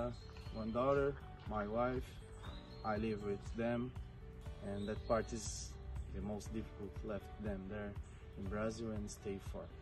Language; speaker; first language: English; non-native, learner; Portuguese